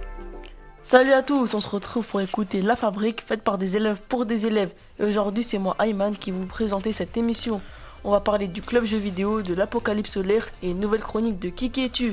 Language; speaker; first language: French; native; French